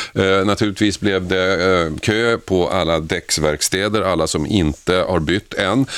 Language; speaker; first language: Swedish; native; Swedish